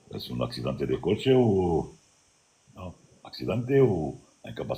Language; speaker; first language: Spanish; non-native, learner; Arabic